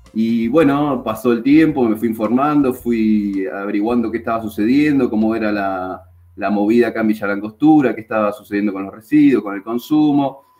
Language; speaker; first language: Spanish; native; Spanish